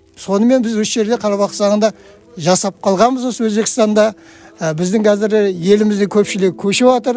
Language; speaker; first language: Kazakh; early bilingual, heritage; Kazakh